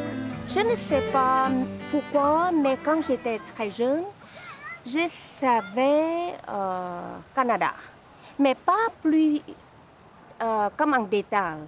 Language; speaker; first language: French; non-native, learner; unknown